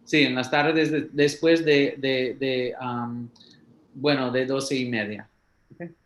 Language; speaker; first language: Spanish; early bilingual, heritage; English